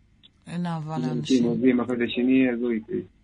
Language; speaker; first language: Hebrew; non-native, local second language; Arabic